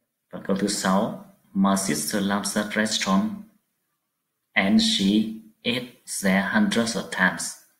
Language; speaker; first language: English; non-native, fluent; Vietnamese